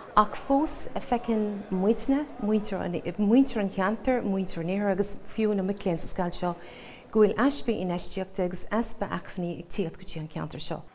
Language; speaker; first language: Irish; non-native, local second language; English